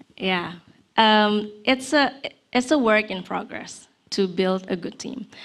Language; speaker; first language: English; non-native, fluent; Indonesian